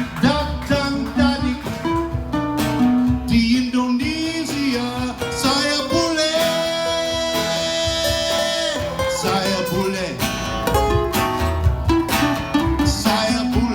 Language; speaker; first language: Indonesian; non-native, learner; English